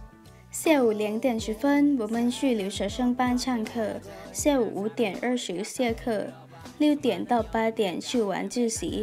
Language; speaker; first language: Chinese; non-native, learner; Thai